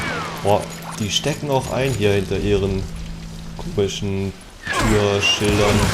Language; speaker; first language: German; native; German